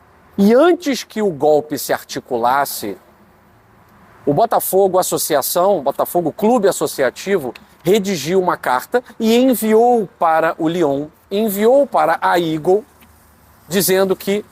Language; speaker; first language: Portuguese; native; Portuguese